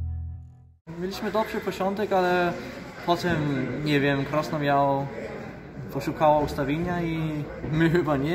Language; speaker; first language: Polish; non-native, learner; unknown